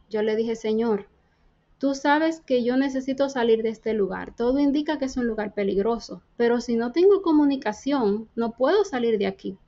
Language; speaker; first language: Spanish; native; Spanish